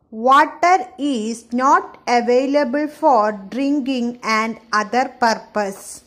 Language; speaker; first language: English; non-native, local second language; Malayalam